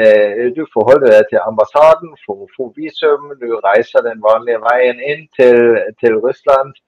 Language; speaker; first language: Norwegian; non-native, fluent; German